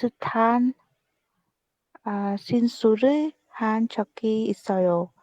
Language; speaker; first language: Korean; non-native, learner; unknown